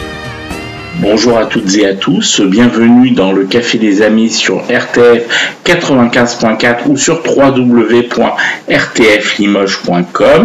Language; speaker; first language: French; native; French